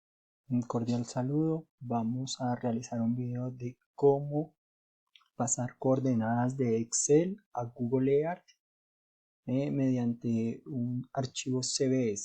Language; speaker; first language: Spanish; native; Spanish